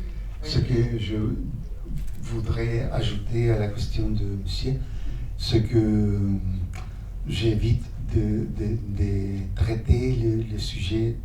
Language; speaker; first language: French; non-native, fluent; Spanish